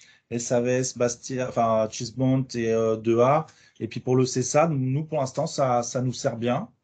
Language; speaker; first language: French; native; French